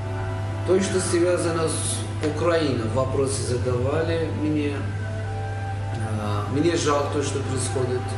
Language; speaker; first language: Russian; non-native, fluent; Persian